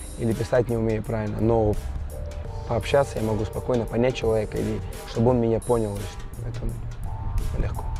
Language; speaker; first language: Russian; non-native, fluent; Georgian